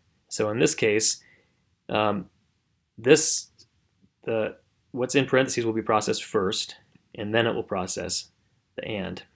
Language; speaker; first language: English; native; English